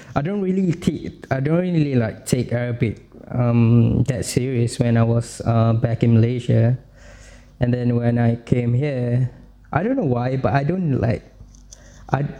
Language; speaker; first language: English; non-native, local second language; Malay